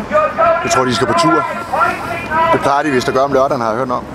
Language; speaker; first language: Danish; native; Danish